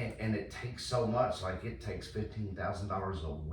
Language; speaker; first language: English; native; English